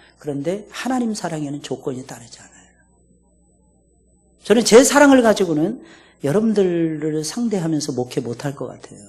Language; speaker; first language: Korean; native; Korean